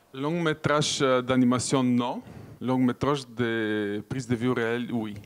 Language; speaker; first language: French; non-native, fluent; Bulgarian